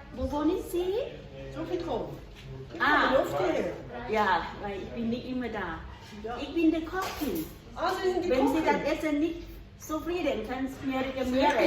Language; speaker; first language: German; non-native, learner; Thai